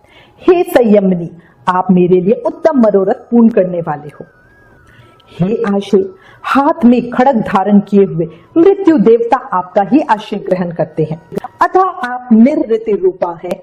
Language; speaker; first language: Hindi; native; Hindi